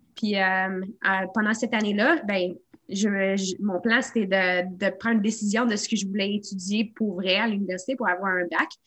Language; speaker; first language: French; non-native, local second language; English